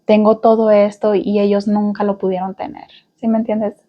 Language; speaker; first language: Spanish; early bilingual, heritage; Spanish